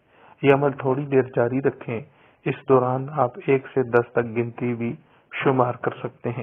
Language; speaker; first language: Urdu; native; Urdu